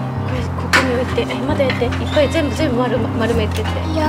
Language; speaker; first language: Japanese; native; Japanese